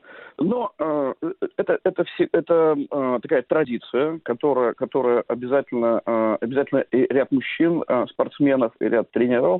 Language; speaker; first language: Russian; native; Russian